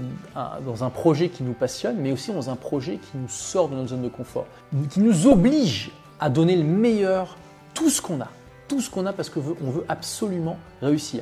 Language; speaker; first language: French; native; French